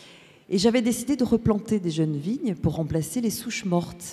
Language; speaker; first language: French; native; French